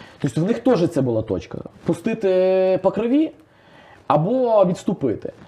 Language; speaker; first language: Ukrainian; native; Ukrainian